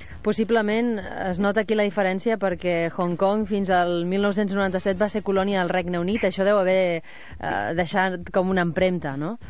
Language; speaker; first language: Catalan; native; Catalan